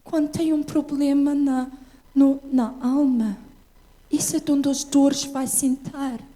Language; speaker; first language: Portuguese; early bilingual, heritage; English